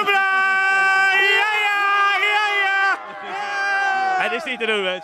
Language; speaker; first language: Dutch; native; Dutch